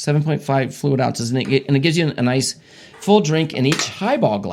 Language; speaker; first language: English; native; English